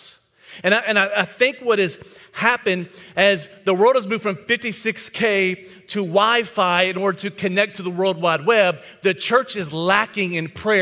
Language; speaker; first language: English; native; English